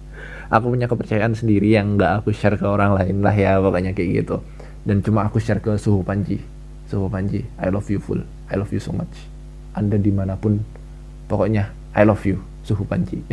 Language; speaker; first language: Indonesian; native; Indonesian